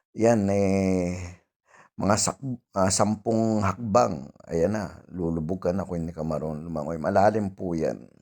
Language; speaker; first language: Filipino; native; Filipino